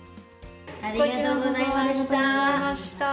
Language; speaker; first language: Japanese; non-native, learner; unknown